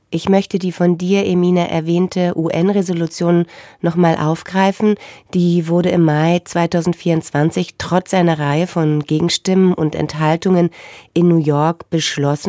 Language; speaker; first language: German; native; German